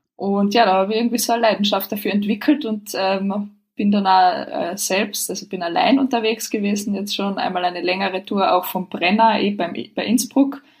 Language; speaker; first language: German; native; German